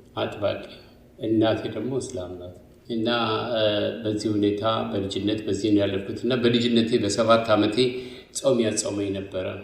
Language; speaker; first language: Amharic; native; Amharic